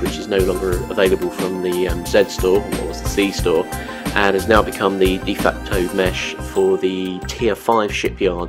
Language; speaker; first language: English; native; English